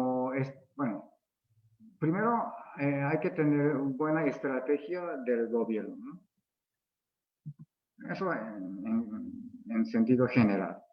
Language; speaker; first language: Spanish; non-native, fluent; Japanese